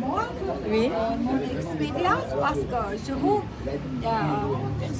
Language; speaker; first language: French; non-native, learner; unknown